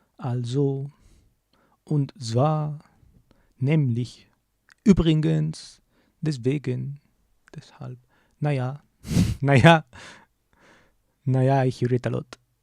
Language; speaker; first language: German; non-native, learner; English